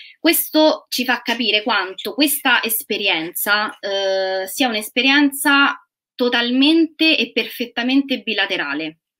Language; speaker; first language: Italian; native; Italian